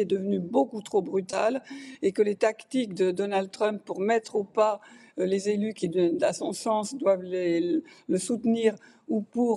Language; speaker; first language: French; native; French